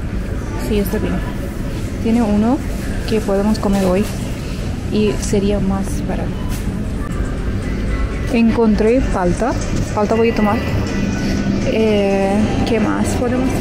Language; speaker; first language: Spanish; non-native, learner; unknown